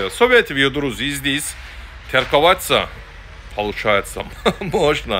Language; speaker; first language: Russian; non-native, learner; Turkish